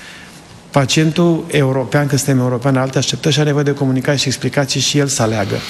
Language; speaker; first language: Romanian; native; Romanian